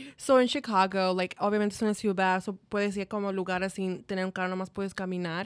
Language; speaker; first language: Spanish; early bilingual, heritage; Spanish